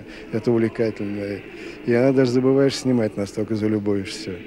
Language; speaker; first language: Russian; native; Russian